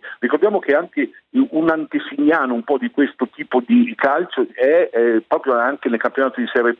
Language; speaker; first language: Italian; native; Italian